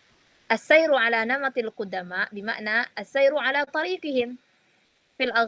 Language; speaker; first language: Arabic; non-native, fluent; Indonesian